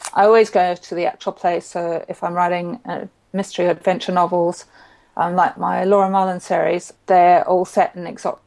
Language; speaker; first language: English; native; English